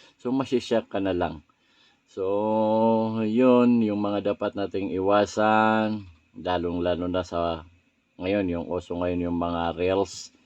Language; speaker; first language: Filipino; non-native, local second language; Maranao